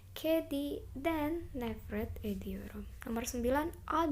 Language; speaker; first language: Turkish; non-native, fluent; Indonesian